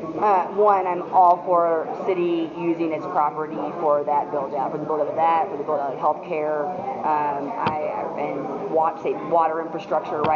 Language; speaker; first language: English; native; English